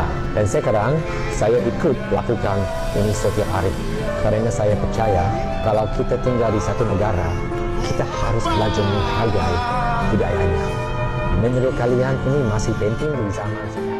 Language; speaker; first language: Indonesian; non-native, fluent; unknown